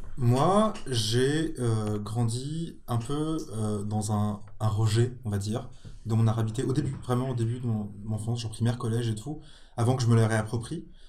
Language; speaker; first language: French; native; French